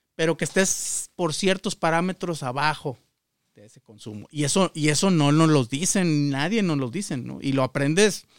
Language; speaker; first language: Spanish; native; Spanish